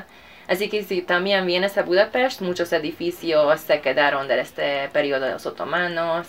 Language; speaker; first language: Spanish; non-native, fluent; Hungarian